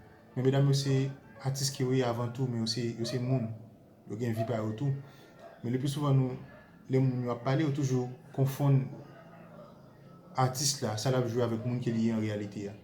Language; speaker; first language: French; non-native, local second language; Haitian Creole